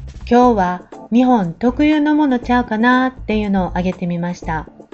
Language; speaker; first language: Japanese; native; Japanese